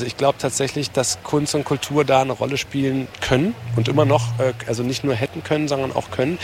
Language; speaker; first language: German; native; German